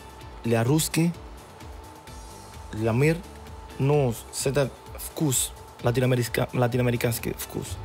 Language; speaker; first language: Russian; non-native, learner; Spanish